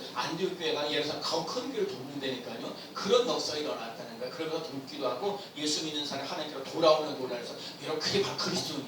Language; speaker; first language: Korean; native; Korean